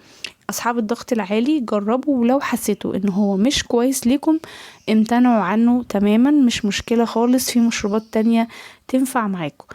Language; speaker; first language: Arabic; native; Arabic